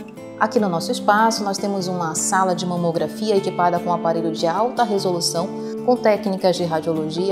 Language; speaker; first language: Portuguese; native; Portuguese